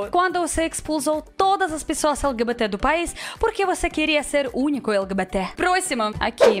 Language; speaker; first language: Portuguese; non-native, learner; Russian